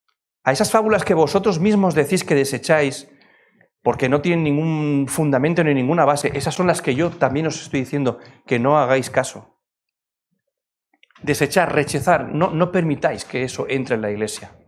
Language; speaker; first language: Spanish; native; Spanish